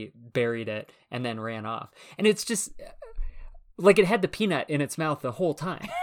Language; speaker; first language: English; native; English